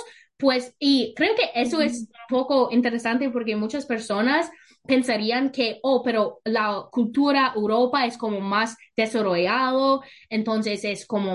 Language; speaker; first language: Spanish; non-native, learner; English